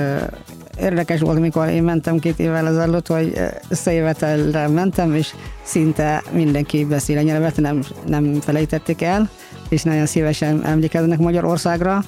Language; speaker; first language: Hungarian; non-native, fluent; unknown